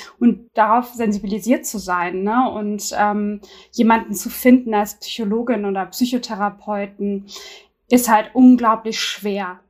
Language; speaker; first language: German; early bilingual, other home language; Turkish